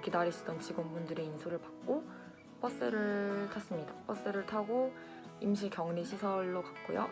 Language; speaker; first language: Korean; native; Korean